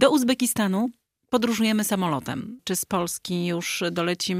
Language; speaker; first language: Polish; native; Polish